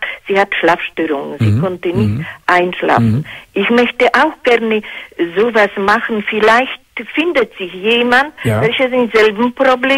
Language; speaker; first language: German; non-native, fluent; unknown